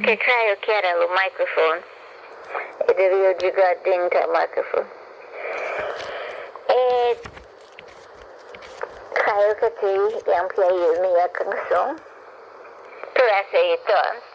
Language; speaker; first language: Italian; early bilingual, heritage; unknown